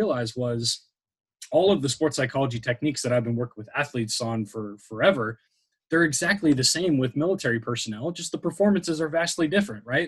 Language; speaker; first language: English; native; English